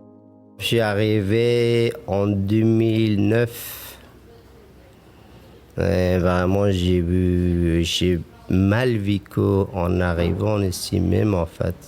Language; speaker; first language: French; non-native, fluent; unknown